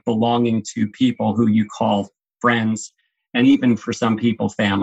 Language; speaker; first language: English; native; English